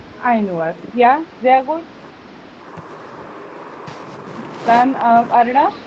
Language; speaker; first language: German; non-native, fluent; Hindi